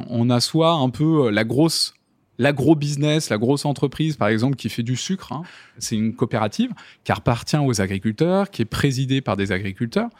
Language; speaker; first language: French; native; French